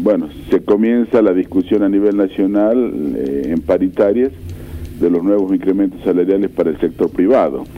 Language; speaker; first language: Spanish; native; Spanish